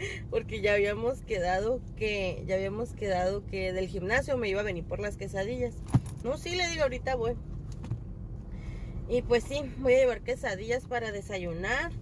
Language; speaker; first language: Spanish; native; Spanish